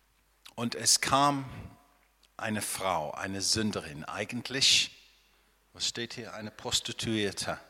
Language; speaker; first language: German; non-native, fluent; English